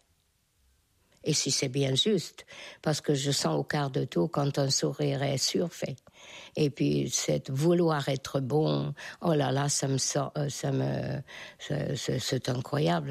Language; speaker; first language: French; non-native, fluent; Hungarian